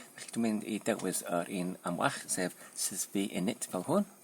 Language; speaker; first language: Welsh; non-native, learner; Polish